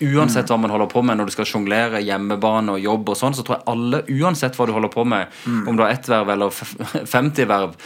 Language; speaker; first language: Norwegian; native; Norwegian